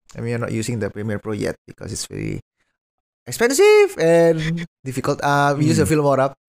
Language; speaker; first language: English; non-native, fluent; Indonesian